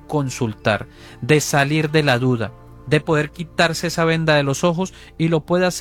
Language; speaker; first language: Spanish; native; Spanish